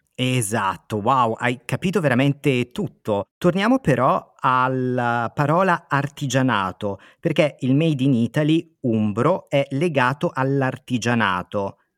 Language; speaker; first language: Italian; native; Italian